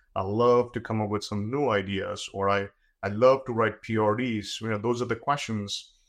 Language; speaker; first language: English; non-native, local second language; Gujarati